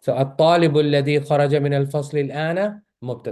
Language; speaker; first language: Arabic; non-native, fluent; English